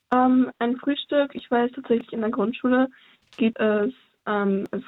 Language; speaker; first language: German; early bilingual, other home language; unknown